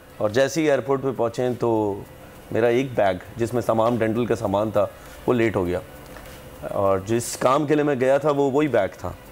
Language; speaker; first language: Urdu; native; Urdu